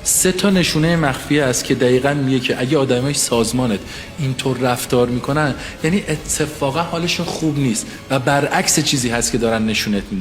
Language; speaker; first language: Persian; native; Persian